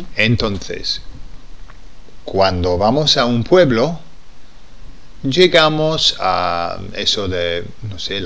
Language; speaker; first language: Spanish; non-native, fluent; English